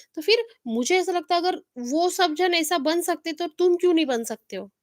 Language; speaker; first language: Hindi; non-native, local second language; Marathi